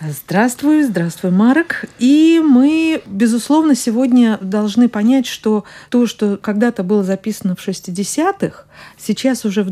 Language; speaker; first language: Russian; native; Russian